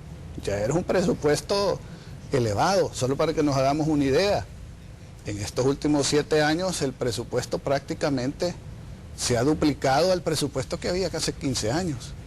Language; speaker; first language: Spanish; native; Spanish